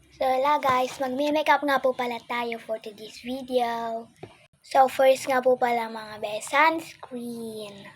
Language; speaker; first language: Filipino; non-native, local second language; Iloko